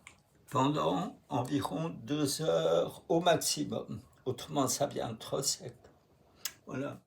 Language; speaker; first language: French; non-native, fluent; Russian